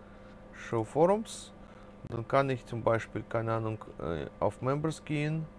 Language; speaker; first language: German; non-native, fluent; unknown